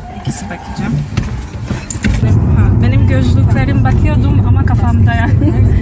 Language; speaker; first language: Turkish; non-native, fluent; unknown